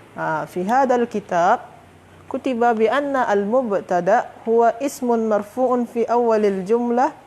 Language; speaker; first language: Arabic; non-native, fluent; Malay